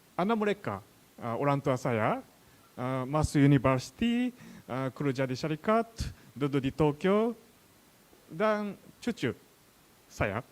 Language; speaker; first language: Indonesian; non-native, learner; Japanese